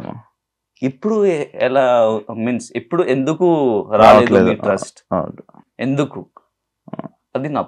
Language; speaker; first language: Telugu; non-native, local second language; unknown